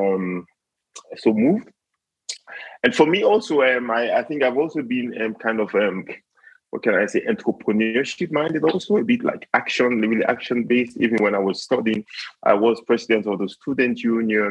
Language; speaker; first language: English; non-native, local second language; Krio